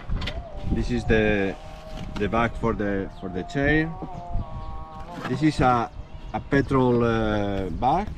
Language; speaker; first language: English; non-native, learner; Spanish